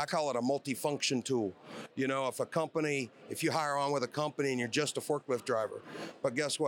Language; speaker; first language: English; native; English